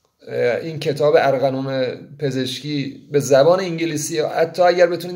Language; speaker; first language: Persian; native; Persian